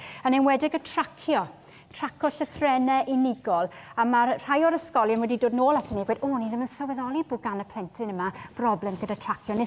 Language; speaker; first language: Welsh; native; Welsh